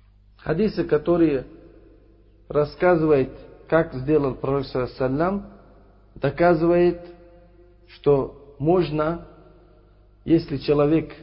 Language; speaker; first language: Russian; non-native, fluent; Uzbek